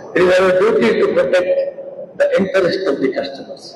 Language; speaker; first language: English; non-native, local second language; Kannada